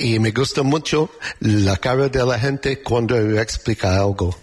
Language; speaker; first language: Spanish; non-native, learner; English